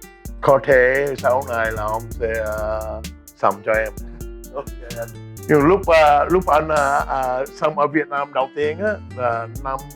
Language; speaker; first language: Vietnamese; early bilingual, heritage; English